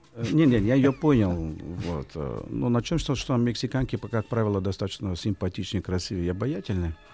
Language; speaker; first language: Russian; non-native, fluent; Portuguese